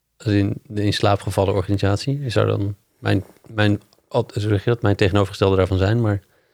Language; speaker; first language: Dutch; non-native, fluent; English